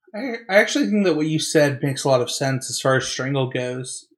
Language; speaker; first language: English; native; English